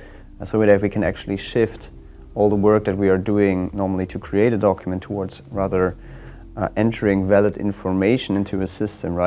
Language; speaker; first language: English; non-native, fluent; German